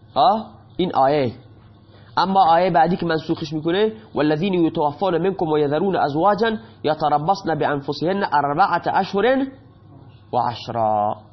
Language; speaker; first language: Persian; non-native, local second language; Baluchi